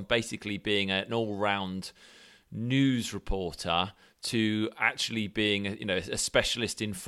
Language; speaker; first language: English; native; English